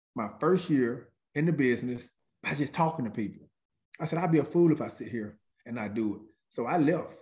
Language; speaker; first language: English; native; English